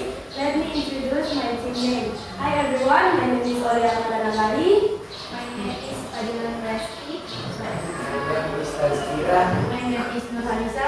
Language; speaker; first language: English; non-native, learner; Indonesian